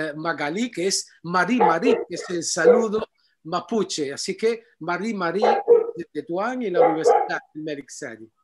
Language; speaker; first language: Spanish; non-native, fluent; Arabic